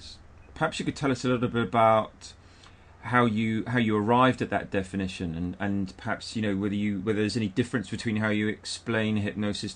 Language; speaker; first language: English; native; English